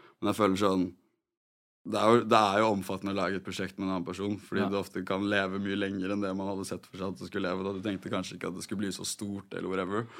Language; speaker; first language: Norwegian; native; Norwegian